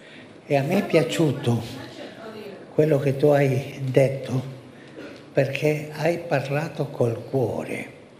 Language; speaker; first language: Italian; non-native, fluent; Spanish